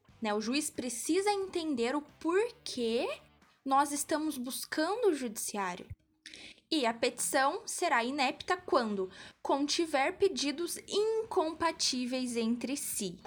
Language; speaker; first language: Portuguese; native; Portuguese